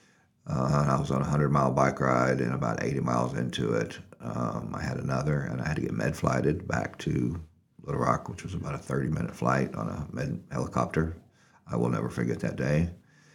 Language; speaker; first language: English; native; English